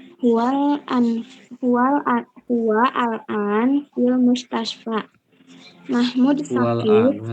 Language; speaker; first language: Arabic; non-native, learner; Indonesian